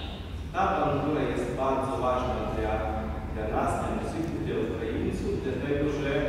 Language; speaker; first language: Polish; non-native, fluent; Ukrainian